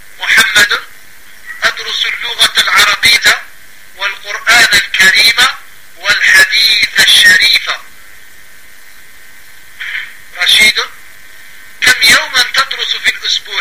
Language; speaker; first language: Arabic; non-native, fluent; French